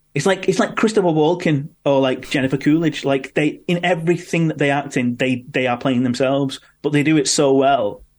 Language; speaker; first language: English; native; English